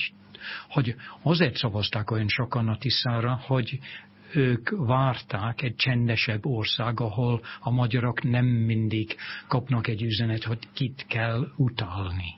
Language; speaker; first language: Hungarian; non-native, fluent; English